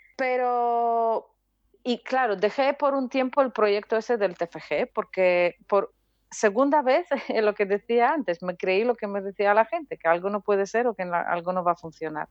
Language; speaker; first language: Spanish; non-native, fluent; Polish